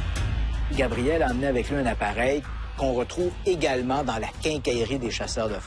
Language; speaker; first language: French; native; French